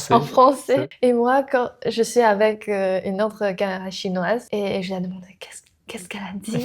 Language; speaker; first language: French; non-native, learner; Chinese